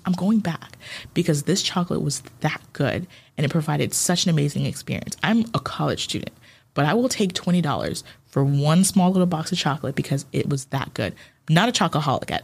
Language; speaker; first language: English; early bilingual, other home language; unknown